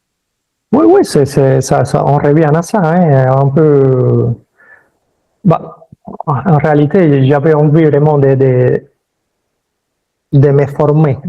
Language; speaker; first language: French; early bilingual, other home language; Spanish